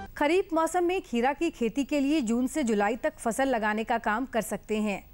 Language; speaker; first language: Hindi; native; Hindi